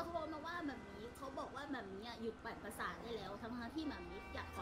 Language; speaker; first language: Thai; native; Thai